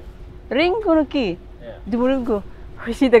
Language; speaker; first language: Japanese; non-native, learner; Arabic